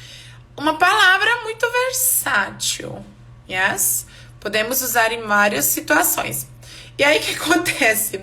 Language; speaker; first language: Portuguese; non-native, fluent; English